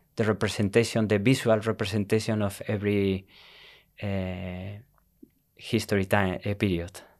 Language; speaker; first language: English; non-native, fluent; Spanish